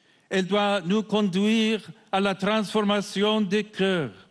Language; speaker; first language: French; non-native, fluent; English